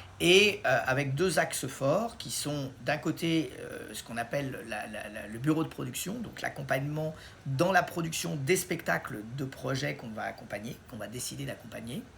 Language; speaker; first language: French; native; French